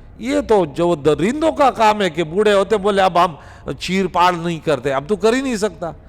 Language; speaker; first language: Urdu; non-native, local second language; Pashto